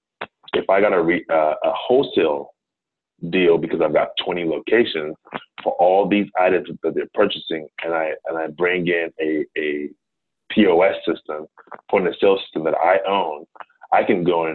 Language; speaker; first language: English; non-native, local second language; Akan